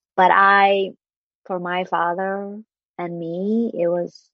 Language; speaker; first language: English; non-native, fluent; Vietnamese